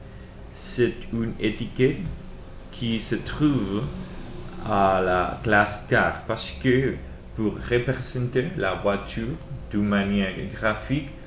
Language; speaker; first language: French; non-native, learner; Spanish